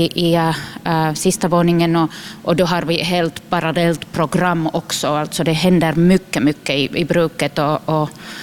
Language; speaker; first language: Swedish; non-native, local second language; Finnish